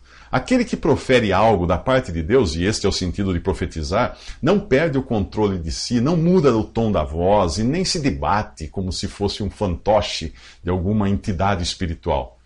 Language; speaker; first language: Portuguese; native; Portuguese